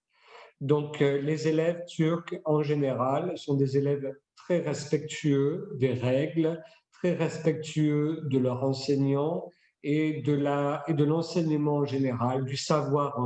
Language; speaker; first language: French; native; French